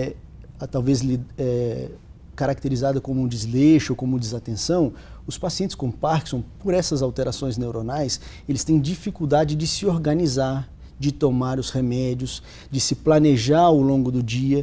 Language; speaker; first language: Portuguese; native; Portuguese